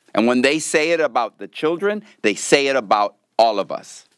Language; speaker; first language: English; early bilingual, other home language; Spanish